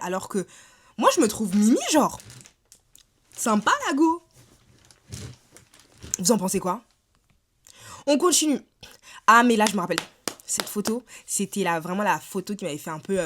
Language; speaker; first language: French; native; French